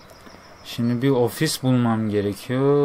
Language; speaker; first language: Turkish; native; Turkish